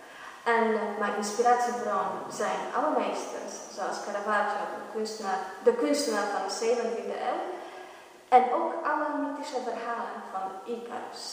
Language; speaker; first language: Dutch; non-native, fluent; Polish